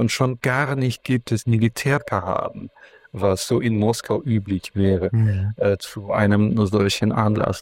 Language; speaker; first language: German; non-native, fluent; Ukrainian